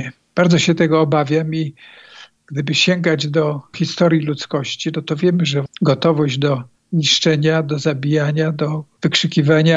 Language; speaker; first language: Polish; native; Polish